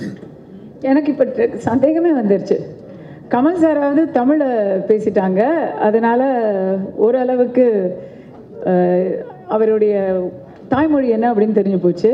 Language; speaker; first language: Tamil; native; Tamil